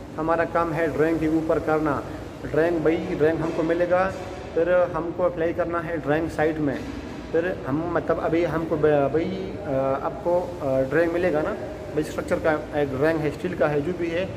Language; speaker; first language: Hindi; non-native, local second language; Pashto